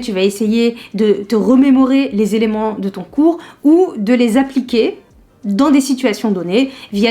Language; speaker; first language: French; native; French